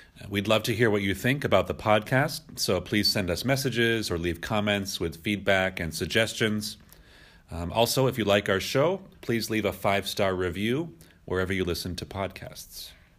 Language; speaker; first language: English; native; English